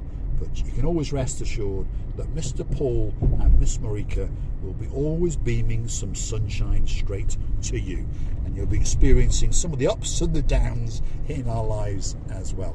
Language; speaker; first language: English; native; English